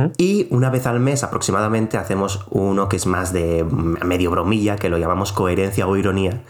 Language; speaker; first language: Spanish; non-native, local second language; Catalan